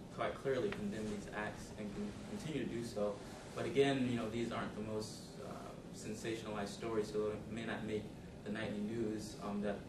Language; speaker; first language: English; native; English